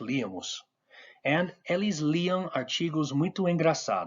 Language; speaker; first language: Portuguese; non-native, fluent; English